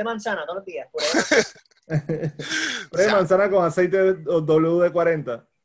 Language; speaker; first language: Spanish; native; Spanish